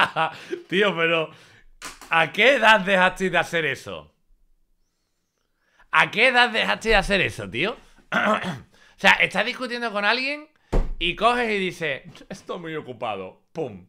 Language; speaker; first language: Spanish; native; Spanish